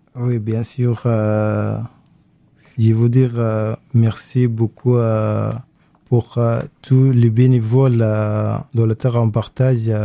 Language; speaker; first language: French; non-native, learner; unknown